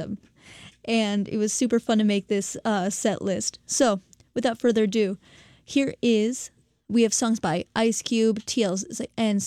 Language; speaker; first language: English; native; English